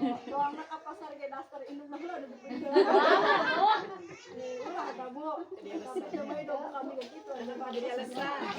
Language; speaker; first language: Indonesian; non-native, local second language; Sundanese